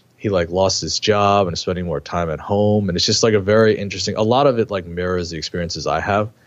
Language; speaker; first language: English; native; English